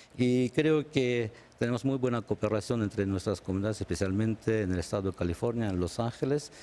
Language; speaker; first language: Spanish; non-native, fluent; Armenian